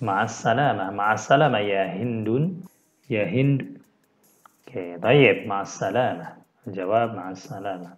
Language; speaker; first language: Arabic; non-native, fluent; Indonesian